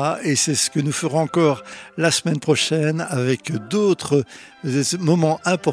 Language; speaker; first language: French; native; French